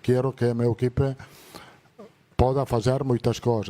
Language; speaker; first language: Spanish; non-native, fluent; Italian